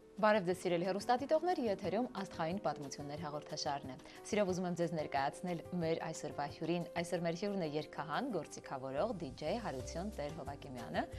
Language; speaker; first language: Armenian; native; Armenian